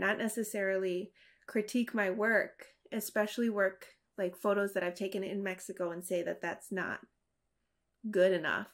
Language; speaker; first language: English; native; English